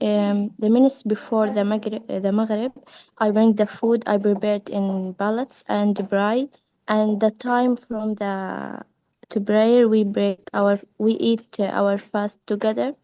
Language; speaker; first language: English; non-native, learner; Arabic